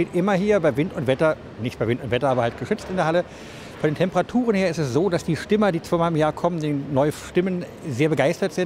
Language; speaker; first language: German; native; German